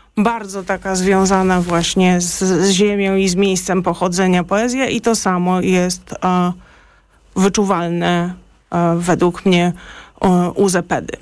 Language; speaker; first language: Polish; native; Polish